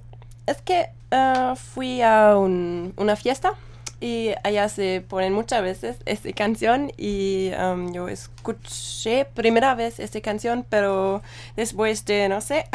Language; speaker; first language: Spanish; non-native, learner; German